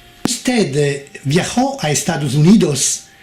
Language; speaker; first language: Spanish; non-native, fluent; Italian